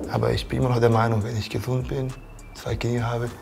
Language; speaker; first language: German; non-native, fluent; Portuguese